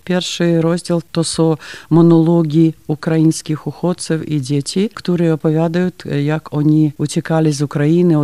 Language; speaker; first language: Polish; non-native, learner; Ukrainian